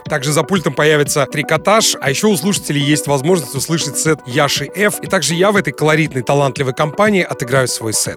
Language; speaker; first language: Russian; native; Russian